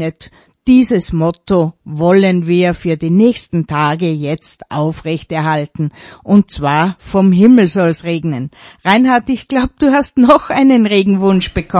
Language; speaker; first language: German; native; German